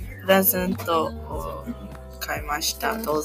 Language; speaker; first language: Japanese; non-native, learner; English